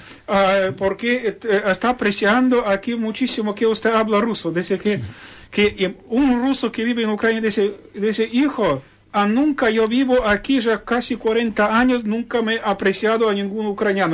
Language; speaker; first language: Spanish; non-native, learner; Ukrainian